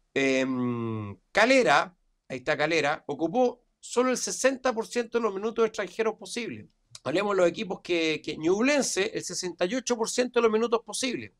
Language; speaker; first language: Spanish; native; Spanish